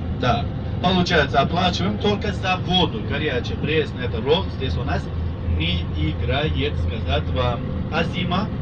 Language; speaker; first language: Russian; non-native, fluent; Turkish